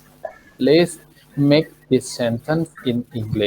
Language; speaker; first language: English; non-native, fluent; Indonesian